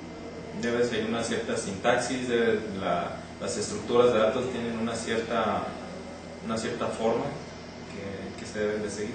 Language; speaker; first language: Spanish; native; Spanish